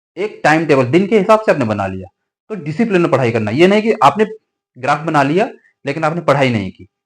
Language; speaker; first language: Hindi; native; Hindi